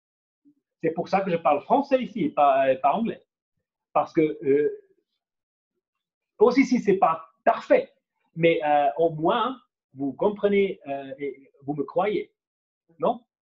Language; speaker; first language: French; non-native, fluent; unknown